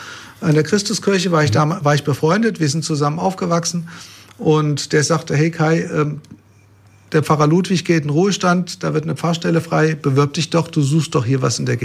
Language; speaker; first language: German; native; German